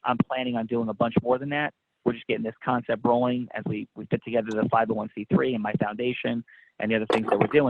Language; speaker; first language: English; native; English